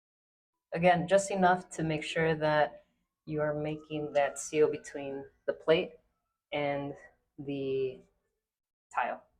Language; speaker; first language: English; native; English